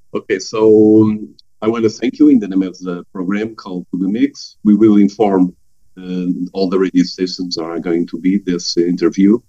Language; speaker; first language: English; non-native, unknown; Portuguese